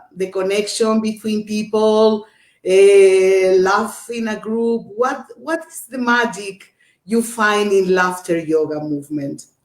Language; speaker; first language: English; non-native, learner; Portuguese